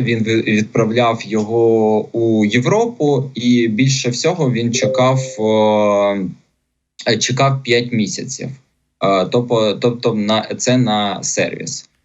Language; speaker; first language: Ukrainian; non-native, local second language; Russian